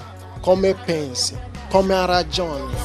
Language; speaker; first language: Italian; non-native, learner; Igbo